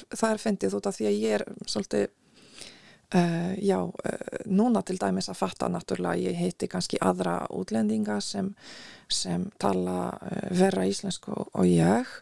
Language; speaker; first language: Icelandic; non-native, fluent; Polish